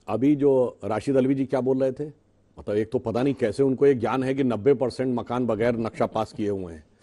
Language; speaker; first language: Hindi; native; Hindi